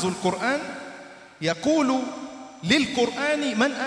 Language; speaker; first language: Arabic; native; Arabic